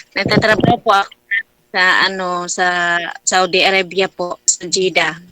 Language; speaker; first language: Filipino; non-native, local second language; Cebuano